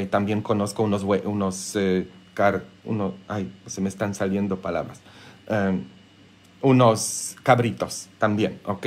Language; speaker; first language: Spanish; non-native, fluent; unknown